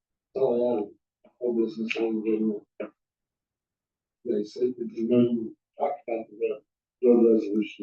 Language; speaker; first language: English; native; English